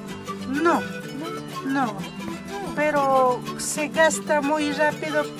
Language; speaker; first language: Spanish; non-native, local second language; Quechua